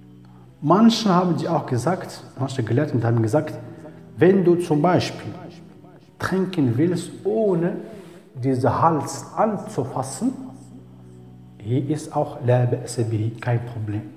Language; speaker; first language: German; non-native, learner; Arabic